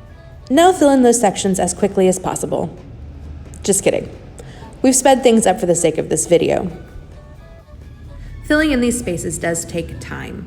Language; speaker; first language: English; native; English